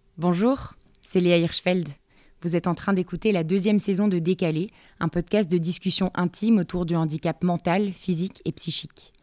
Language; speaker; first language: French; native; French